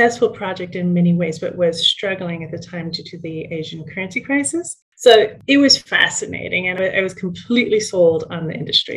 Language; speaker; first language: English; native; English